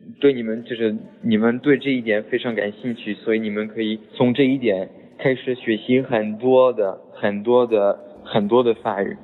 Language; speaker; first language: Chinese; non-native, fluent; French